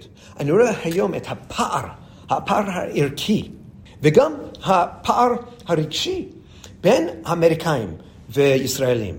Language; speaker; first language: Hebrew; non-native, fluent; English